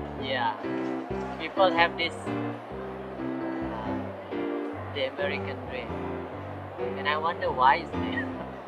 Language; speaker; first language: English; non-native, local second language; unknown